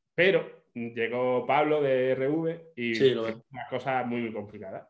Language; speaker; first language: Spanish; native; Spanish